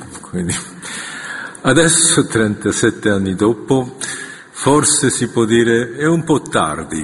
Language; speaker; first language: Italian; non-native, fluent; Korean